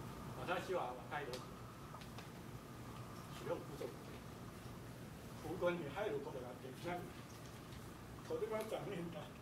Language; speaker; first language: Japanese; non-native, fluent; Chinese